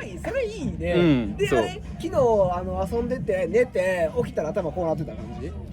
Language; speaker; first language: Japanese; native; Japanese